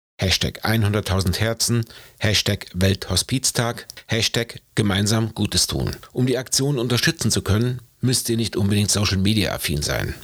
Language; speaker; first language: German; native; German